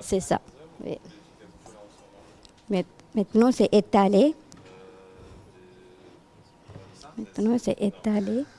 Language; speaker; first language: French; non-native, learner; Tamil